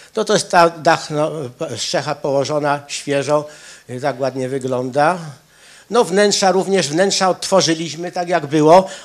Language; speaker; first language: Polish; native; Polish